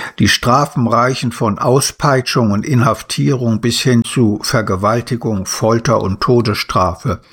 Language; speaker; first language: German; native; German